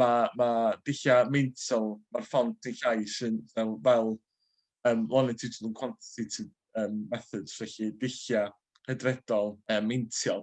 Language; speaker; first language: Welsh; native; Welsh